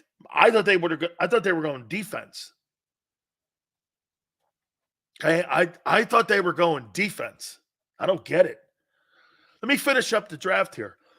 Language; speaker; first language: English; native; English